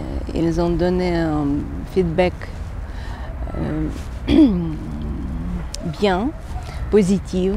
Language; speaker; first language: French; non-native, fluent; Ukrainian